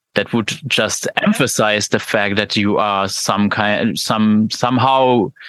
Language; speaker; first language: English; non-native, fluent; Luxembourgish